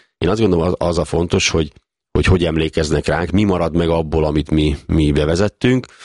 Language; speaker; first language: Hungarian; native; Hungarian